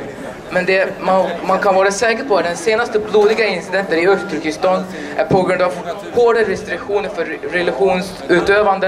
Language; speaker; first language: Swedish; non-native, learner; Uyghur